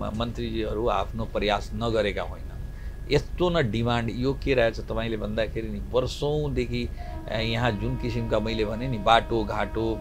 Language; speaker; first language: Nepali; non-native, local second language; Bhojpuri